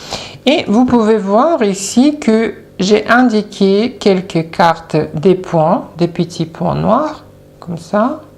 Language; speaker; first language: French; non-native, fluent; Russian